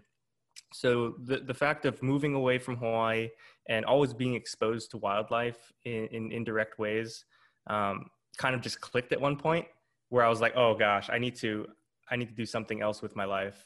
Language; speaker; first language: English; native; English